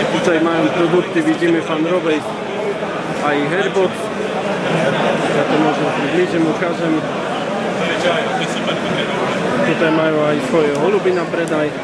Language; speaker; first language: Polish; non-native, learner; Slovak